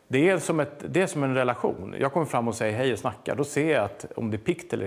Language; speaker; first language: Swedish; native; Swedish